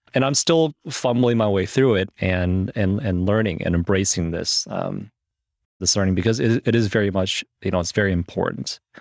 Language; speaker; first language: English; early bilingual, other home language; Chinese